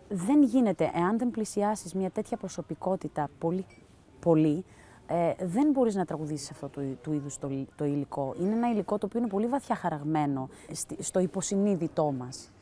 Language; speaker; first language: Greek; early bilingual, heritage; Greek